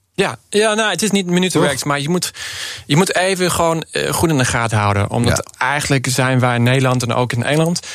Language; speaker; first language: Dutch; non-native, learner; English